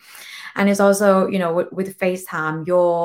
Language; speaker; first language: English; non-native, fluent; Thai